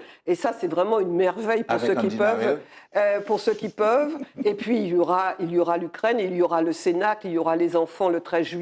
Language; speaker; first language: French; native; French